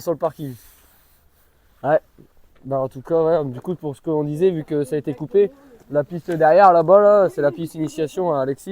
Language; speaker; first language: French; native; French